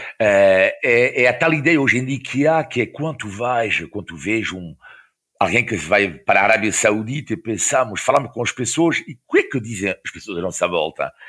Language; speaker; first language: Portuguese; non-native, fluent; French